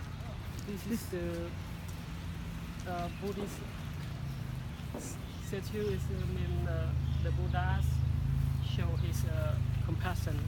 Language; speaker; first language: English; non-native, learner; Khmer